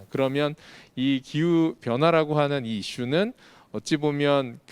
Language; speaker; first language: Korean; native; Korean